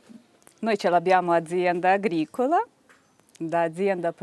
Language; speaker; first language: Italian; non-native, fluent; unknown